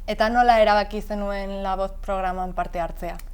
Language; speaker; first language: Basque; native; Basque